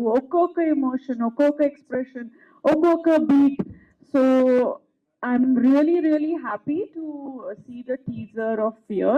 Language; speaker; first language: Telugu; non-native, fluent; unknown